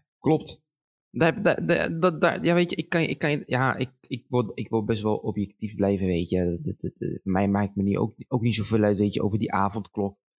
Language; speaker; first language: Dutch; early bilingual, other home language; Arabic